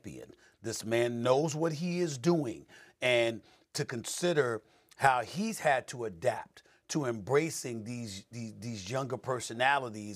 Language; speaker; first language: English; native; English